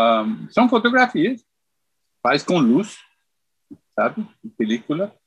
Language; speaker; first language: Portuguese; non-native, fluent; English